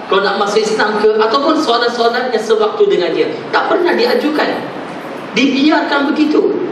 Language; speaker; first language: Malay; non-native, local second language; Tamil